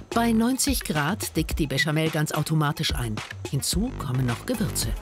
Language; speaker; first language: German; native; German